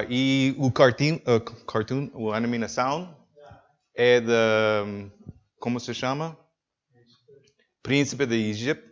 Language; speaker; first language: Portuguese; non-native, learner; English